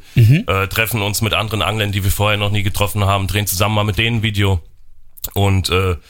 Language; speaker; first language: German; native; German